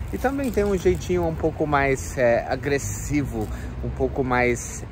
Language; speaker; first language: Portuguese; non-native, fluent; English